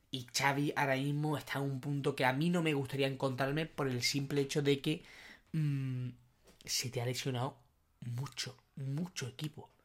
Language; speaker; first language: Spanish; native; Spanish